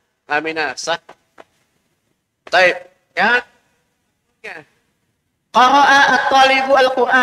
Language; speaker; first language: Arabic; non-native, fluent; Indonesian